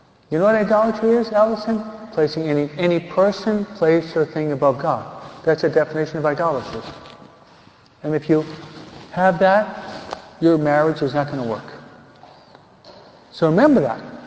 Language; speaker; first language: English; native; English